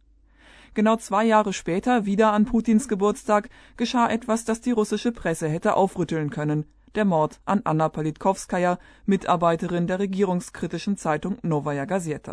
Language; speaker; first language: German; native; German